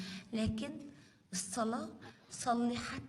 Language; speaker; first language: Arabic; native; Arabic